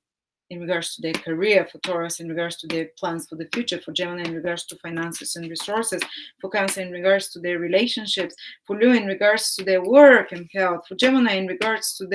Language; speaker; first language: English; non-native, fluent; Bulgarian